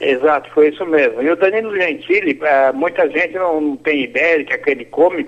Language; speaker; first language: Portuguese; native; Portuguese